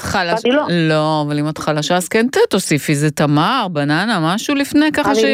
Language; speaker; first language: Hebrew; native; Hebrew